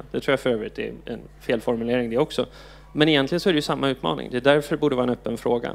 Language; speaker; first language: Swedish; native; Swedish